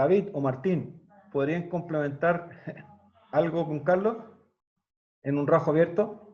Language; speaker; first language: Spanish; native; Spanish